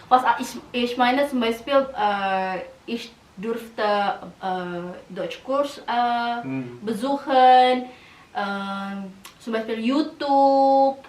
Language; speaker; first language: German; non-native, learner; Indonesian